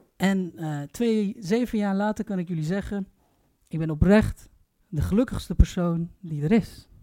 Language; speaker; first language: Dutch; early bilingual, other home language; Turkish